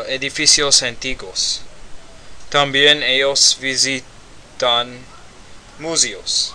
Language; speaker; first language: Spanish; non-native, learner; English